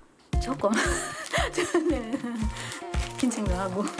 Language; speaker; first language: Korean; non-native, learner; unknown